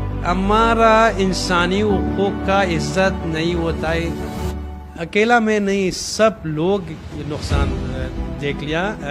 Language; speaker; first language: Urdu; non-native, learner; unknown